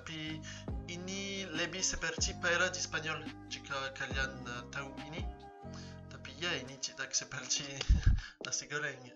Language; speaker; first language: Indonesian; non-native, learner; French